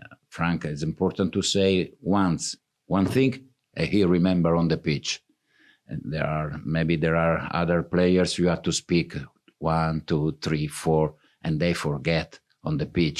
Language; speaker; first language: English; non-native, fluent; Italian